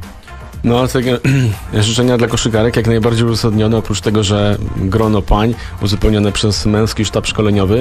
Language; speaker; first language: Polish; native; Polish